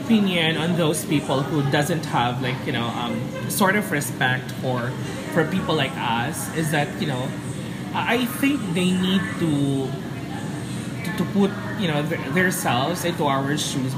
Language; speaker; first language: English; non-native, local second language; Cebuano